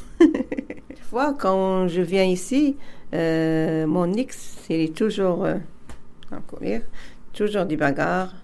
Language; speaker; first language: French; non-native, learner; Arabic